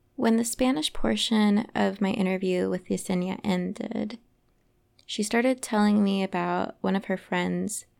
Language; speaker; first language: English; native; English